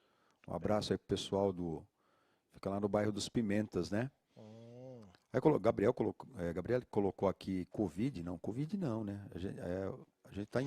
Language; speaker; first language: Portuguese; native; Portuguese